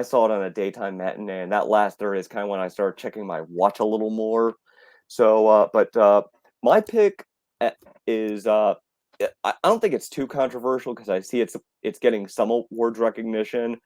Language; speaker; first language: English; native; English